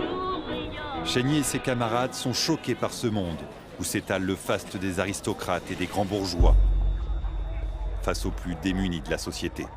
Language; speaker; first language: French; native; French